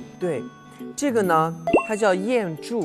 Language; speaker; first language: Chinese; native; Chinese